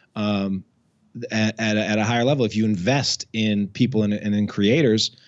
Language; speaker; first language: English; native; English